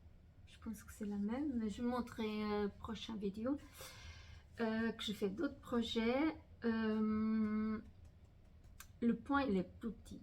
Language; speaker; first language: French; non-native, fluent; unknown